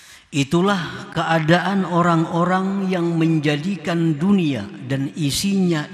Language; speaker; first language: Indonesian; non-native, local second language; Banjar